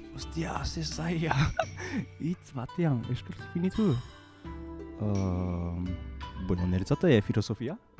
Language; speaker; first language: Basque; non-native, fluent; Japanese